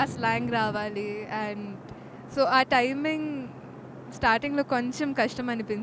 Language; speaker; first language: Telugu; non-native, fluent; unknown